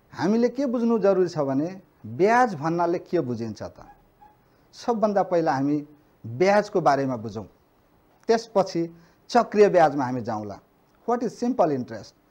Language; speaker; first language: Nepali; non-native, local second language; Maithili